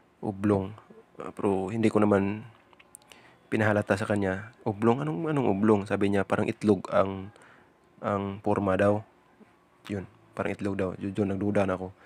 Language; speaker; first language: Filipino; non-native, local second language; Cebuano